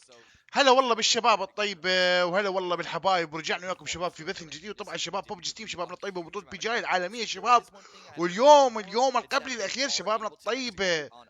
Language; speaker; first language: Arabic; native; Arabic